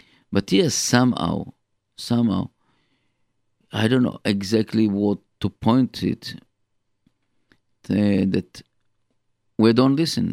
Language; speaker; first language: English; non-native, fluent; Hebrew